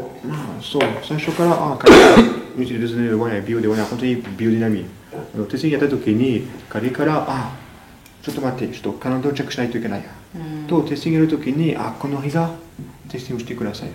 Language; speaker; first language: Japanese; non-native, fluent; French